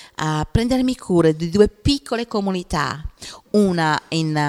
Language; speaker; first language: Italian; non-native, fluent; Portuguese